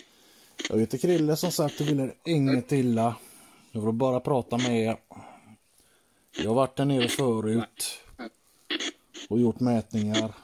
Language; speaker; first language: Swedish; native; Swedish